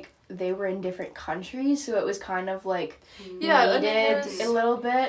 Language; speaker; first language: English; non-native, local second language; Cantonese